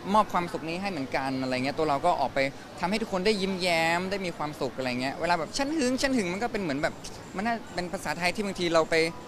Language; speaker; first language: Thai; native; Thai